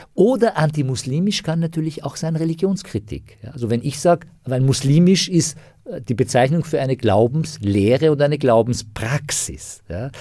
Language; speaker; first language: German; non-native, fluent; Persian